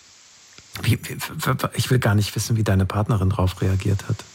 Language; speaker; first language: German; native; German